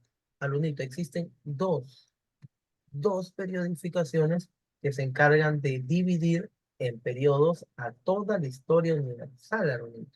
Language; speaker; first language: Spanish; native; Spanish